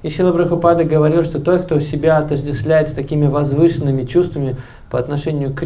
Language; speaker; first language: Russian; native; Russian